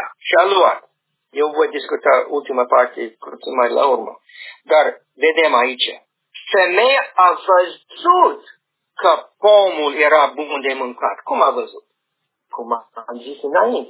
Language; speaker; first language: Romanian; non-native, learner; English